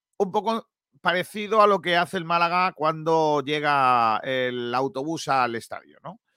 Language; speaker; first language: Spanish; native; Spanish